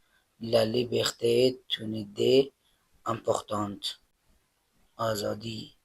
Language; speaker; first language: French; non-native, fluent; Persian